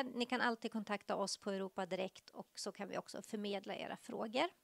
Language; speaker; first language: Swedish; native; Swedish